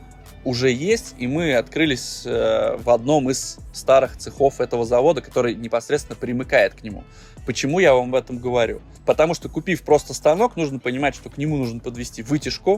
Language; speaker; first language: Russian; native; Russian